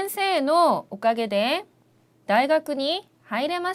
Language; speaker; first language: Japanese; non-native, fluent; Korean